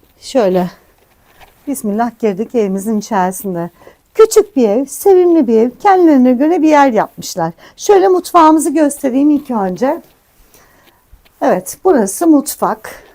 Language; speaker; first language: Turkish; native; Turkish